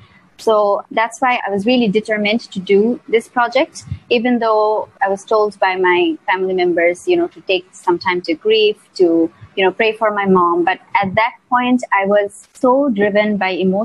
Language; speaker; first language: English; non-native, local second language; Bangla